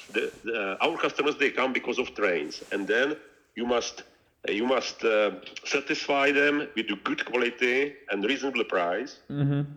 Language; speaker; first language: English; non-native, learner; Czech